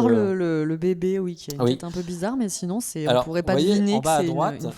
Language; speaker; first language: French; native; French